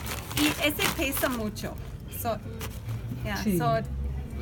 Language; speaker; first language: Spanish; non-native, fluent; English